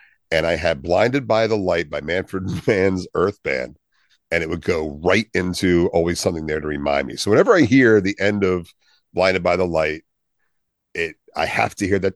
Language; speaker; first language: English; native; English